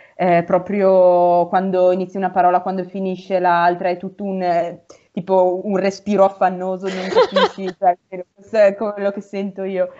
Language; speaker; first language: Italian; native; Italian